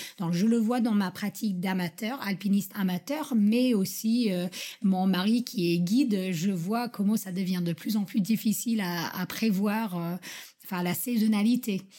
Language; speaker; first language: French; non-native, fluent; English